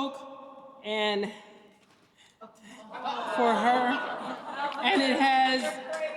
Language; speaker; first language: English; native; English